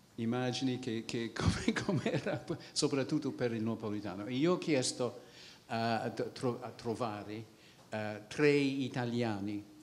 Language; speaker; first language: Italian; non-native, fluent; English